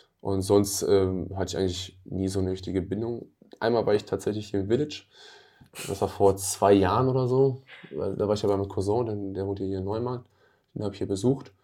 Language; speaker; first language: German; early bilingual, other home language; Albanian